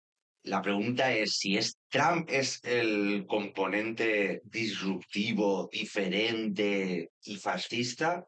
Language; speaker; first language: Spanish; native; Spanish